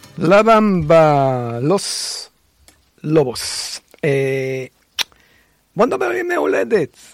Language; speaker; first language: Hebrew; native; Hebrew